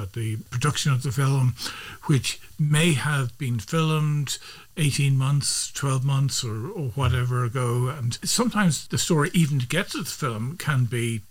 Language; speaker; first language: English; native; English